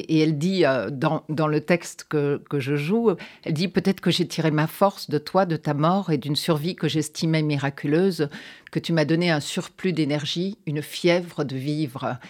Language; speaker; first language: French; native; French